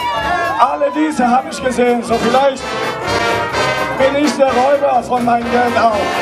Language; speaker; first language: German; non-native, learner; Swedish